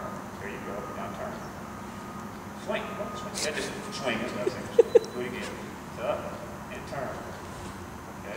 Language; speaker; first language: English; native; English